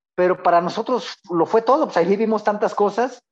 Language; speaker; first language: Spanish; native; Spanish